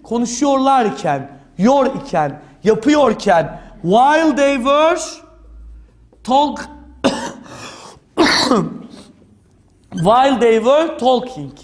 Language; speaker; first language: English; non-native, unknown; Turkish